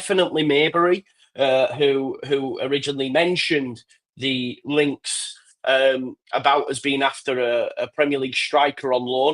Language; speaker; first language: English; native; English